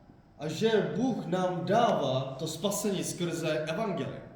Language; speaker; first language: Czech; non-native, fluent; Korean